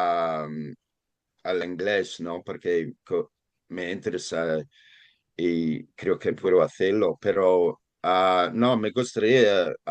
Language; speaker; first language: Spanish; non-native, fluent; English